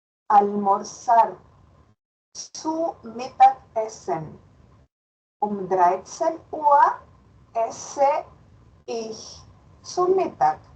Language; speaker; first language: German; non-native, fluent; Spanish